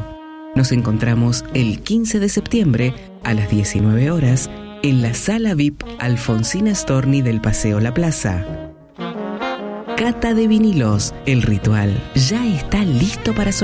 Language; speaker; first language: Spanish; native; Spanish